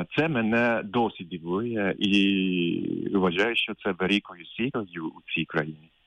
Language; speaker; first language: Ukrainian; non-native, fluent; Japanese